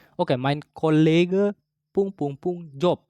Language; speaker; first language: German; non-native, learner; Indonesian